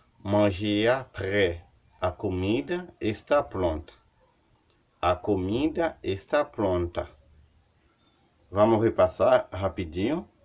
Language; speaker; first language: Portuguese; non-native, learner; Haitian Creole